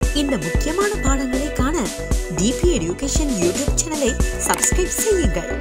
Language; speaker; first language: Tamil; native; Tamil